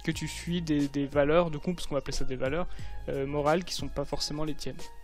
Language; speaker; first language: French; native; French